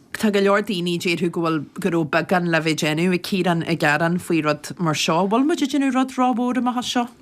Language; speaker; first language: Irish; native; Irish